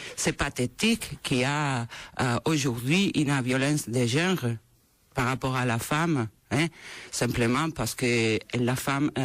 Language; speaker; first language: French; non-native, fluent; Spanish